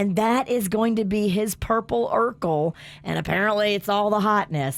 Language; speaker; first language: English; native; English